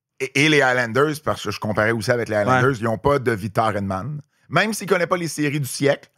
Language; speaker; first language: French; native; French